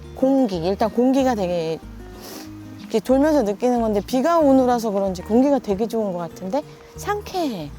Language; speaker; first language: Korean; native; Korean